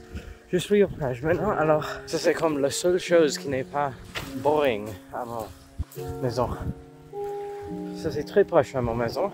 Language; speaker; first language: French; non-native, local second language; English